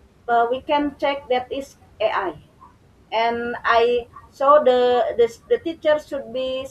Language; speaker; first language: English; non-native, learner; Indonesian